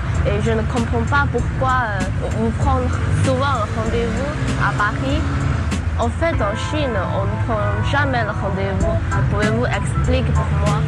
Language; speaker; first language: French; non-native, learner; Chinese